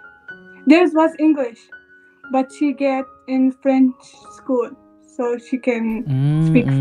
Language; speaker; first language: English; non-native, learner; Arabic